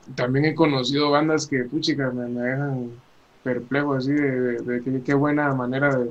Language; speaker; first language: Spanish; native; Spanish